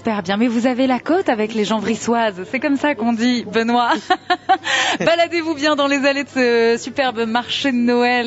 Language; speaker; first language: French; native; French